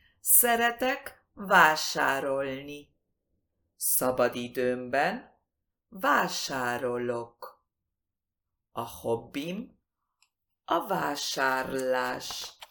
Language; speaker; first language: Hungarian; early bilingual, heritage; Spanish